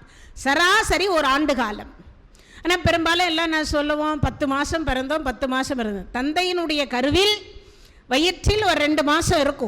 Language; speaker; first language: Tamil; native; Tamil